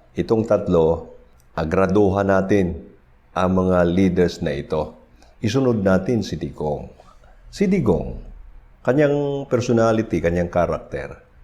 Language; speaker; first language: Filipino; non-native, local second language; Cebuano